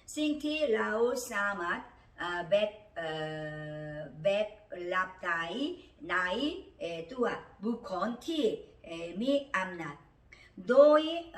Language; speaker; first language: Thai; non-native, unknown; Korean